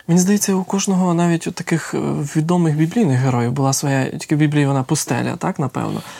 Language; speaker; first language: Ukrainian; native; Ukrainian